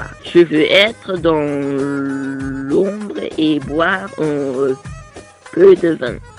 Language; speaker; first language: French; non-native, learner; Dutch